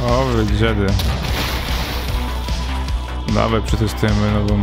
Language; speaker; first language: Polish; native; Polish